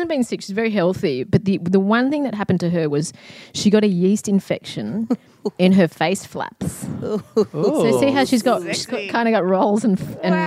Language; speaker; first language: English; native; English